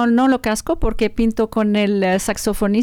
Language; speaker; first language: Spanish; non-native, learner; French